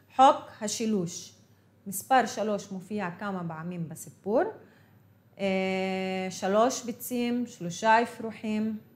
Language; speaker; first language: Hebrew; non-native, local second language; Arabic